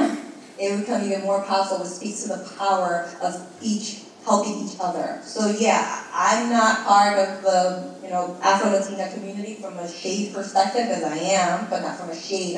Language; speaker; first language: English; early bilingual, other home language; Spanish